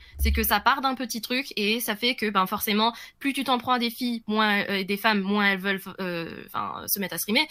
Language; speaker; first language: French; early bilingual, other home language; Vietnamese